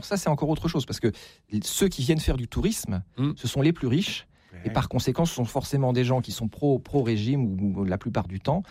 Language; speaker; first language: French; native; French